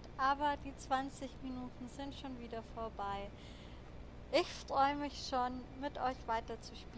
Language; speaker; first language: German; native; German